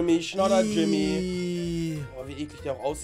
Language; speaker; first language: German; native; German